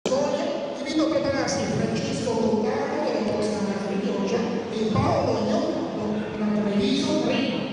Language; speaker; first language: Italian; native; Italian